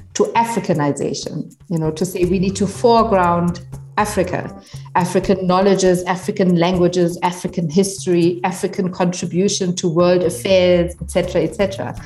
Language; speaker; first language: English; non-native, fluent; German